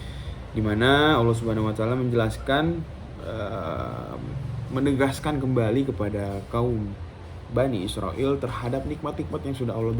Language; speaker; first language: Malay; non-native, local second language; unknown